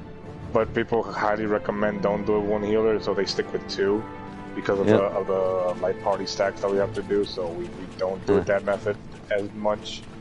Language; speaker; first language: English; native; English